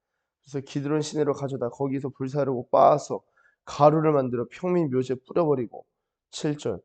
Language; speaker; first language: Korean; native; Korean